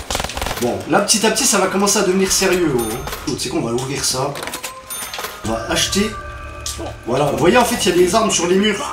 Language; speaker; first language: French; native; French